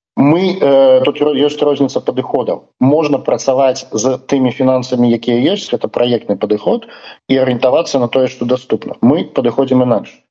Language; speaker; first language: Belarusian; non-native, local second language; Russian